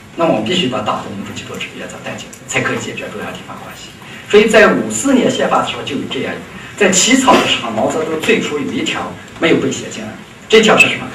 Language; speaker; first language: Chinese; native; Chinese